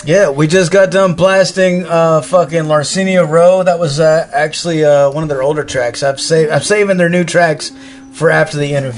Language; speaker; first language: English; native; English